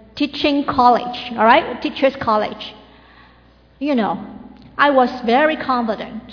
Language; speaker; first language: English; non-native, local second language; Chinese